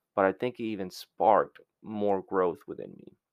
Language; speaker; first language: English; early bilingual, other home language; Spanish